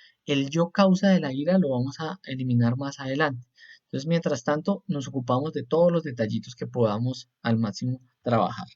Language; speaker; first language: Spanish; native; Spanish